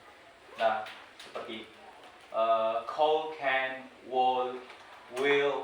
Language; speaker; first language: English; non-native, learner; Indonesian